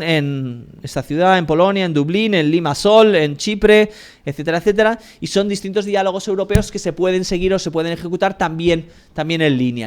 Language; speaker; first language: Spanish; native; Spanish